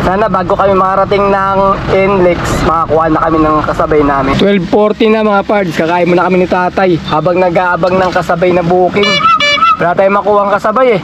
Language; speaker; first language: Filipino; native; Filipino